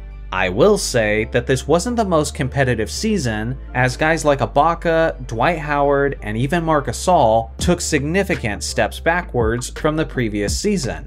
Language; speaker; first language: English; native; English